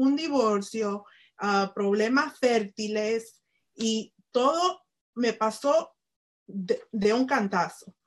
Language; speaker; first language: Spanish; early bilingual, heritage; Spanish